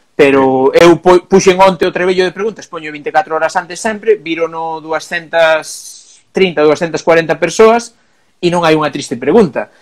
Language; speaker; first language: Galician; non-native, local second language; Spanish